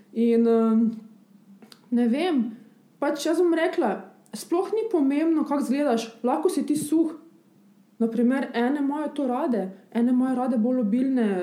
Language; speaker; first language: Slovenian; early bilingual, other home language; Bosnian